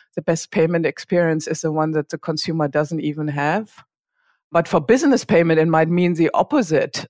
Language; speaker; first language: English; non-native, fluent; German